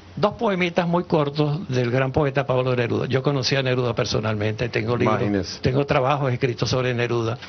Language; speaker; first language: Spanish; native; Spanish